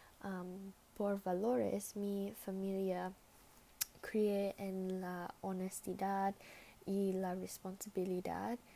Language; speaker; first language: Spanish; non-native, learner; English